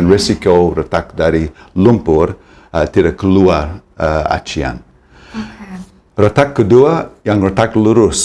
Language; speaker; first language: Indonesian; non-native, fluent; English